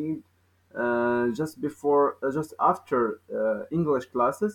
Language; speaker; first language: English; non-native, fluent; Arabic